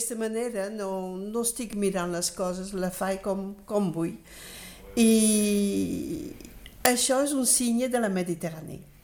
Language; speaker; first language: Catalan; early bilingual, heritage; Catalan